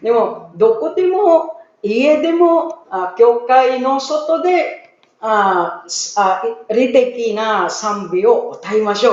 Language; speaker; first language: Japanese; non-native, learner; Filipino